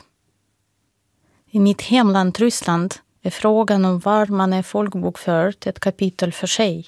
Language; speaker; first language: Swedish; non-native, fluent; Russian